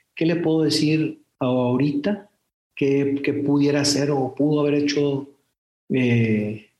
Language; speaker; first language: Spanish; native; Spanish